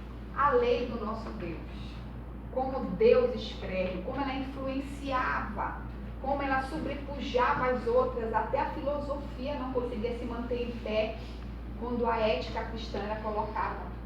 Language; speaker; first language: Portuguese; native; Portuguese